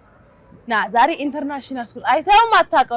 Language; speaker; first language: Amharic; native; Amharic